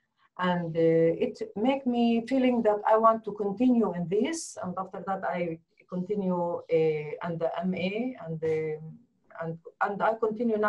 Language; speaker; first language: English; non-native, learner; Arabic